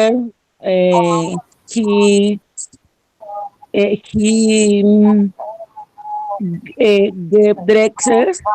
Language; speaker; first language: English; non-native, learner; Spanish